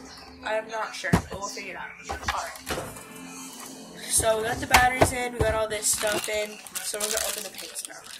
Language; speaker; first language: English; native; English